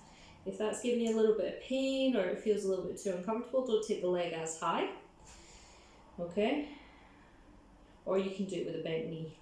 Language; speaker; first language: English; native; English